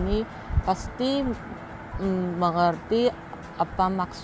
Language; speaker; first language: Indonesian; non-native, learner; Chinese